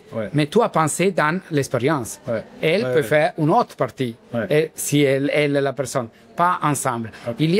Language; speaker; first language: French; non-native, learner; Italian